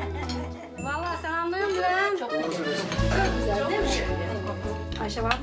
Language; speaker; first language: Turkish; native; Turkish